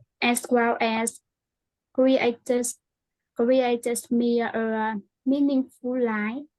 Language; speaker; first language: English; non-native, learner; Vietnamese